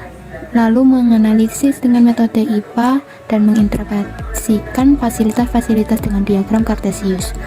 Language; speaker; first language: Indonesian; native; Indonesian